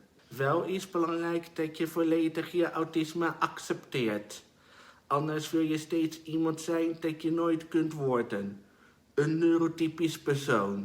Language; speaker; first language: Dutch; early bilingual, other home language; Portuguese